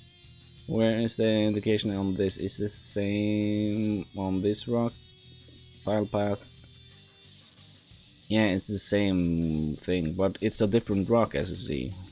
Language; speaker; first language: English; non-native, fluent; Norwegian